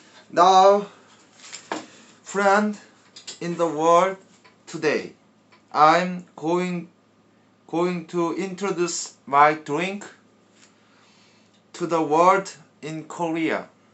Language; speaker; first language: English; non-native, learner; Korean